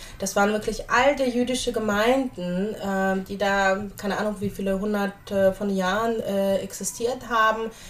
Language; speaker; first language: German; early bilingual, other home language; Russian